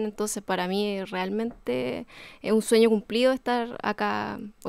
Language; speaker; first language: Spanish; native; Spanish